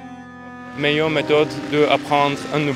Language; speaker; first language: French; non-native, learner; Bulgarian